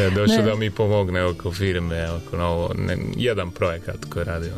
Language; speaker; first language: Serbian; non-native, fluent; Italian